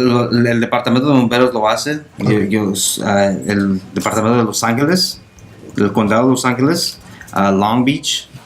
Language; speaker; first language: Spanish; non-native, local second language; English